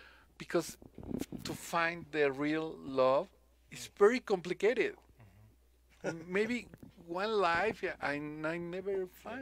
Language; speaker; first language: English; non-native, learner; Spanish